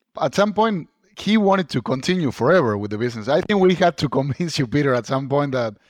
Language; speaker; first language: English; non-native, fluent; Spanish